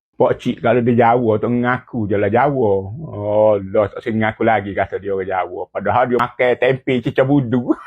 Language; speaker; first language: Malay; native; Malay